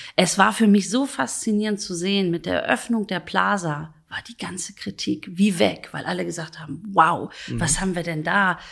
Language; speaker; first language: German; native; German